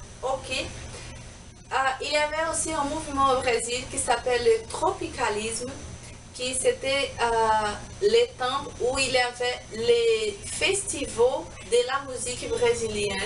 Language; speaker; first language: French; non-native, learner; Portuguese